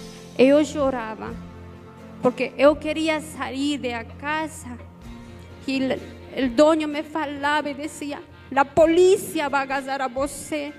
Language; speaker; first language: Portuguese; non-native, learner; Spanish